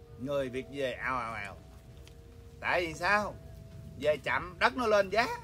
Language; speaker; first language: Vietnamese; early bilingual, heritage; Vietnamese